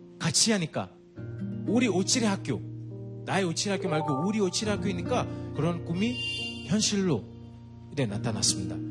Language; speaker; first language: Korean; non-native, fluent; English